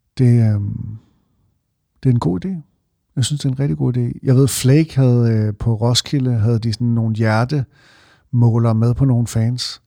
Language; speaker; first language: Danish; native; Danish